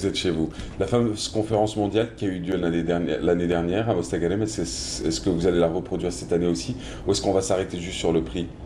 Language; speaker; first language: French; non-native, local second language; Arabic